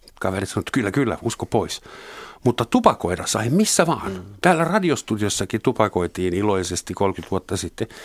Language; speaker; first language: Finnish; non-native, fluent; German